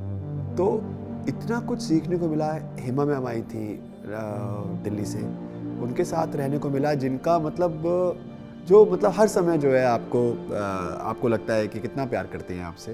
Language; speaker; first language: Hindi; native; Hindi